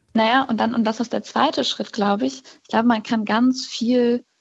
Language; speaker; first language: German; native; German